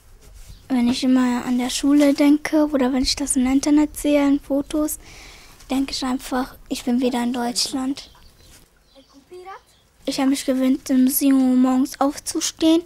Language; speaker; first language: German; early bilingual, other home language; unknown